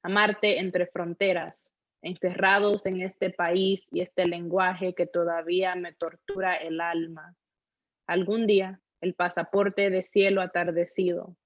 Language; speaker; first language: Spanish; native; Spanish